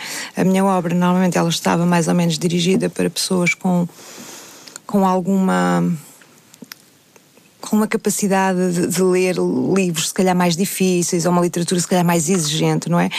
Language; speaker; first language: Portuguese; native; Portuguese